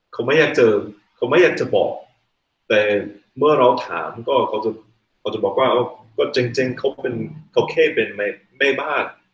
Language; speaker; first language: Thai; non-native, fluent; English